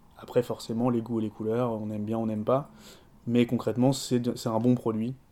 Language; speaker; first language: French; native; French